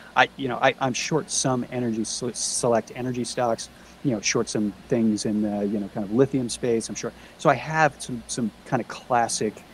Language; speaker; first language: English; native; English